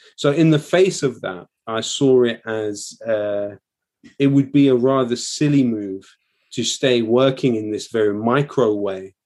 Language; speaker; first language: English; native; English